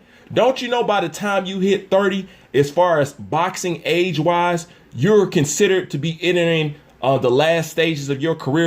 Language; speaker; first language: English; native; English